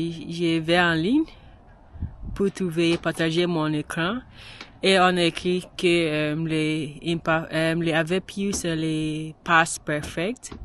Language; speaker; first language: French; non-native, learner; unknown